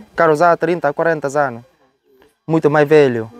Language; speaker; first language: Portuguese; non-native, learner; Vietnamese